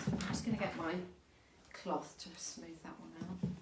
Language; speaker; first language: English; native; English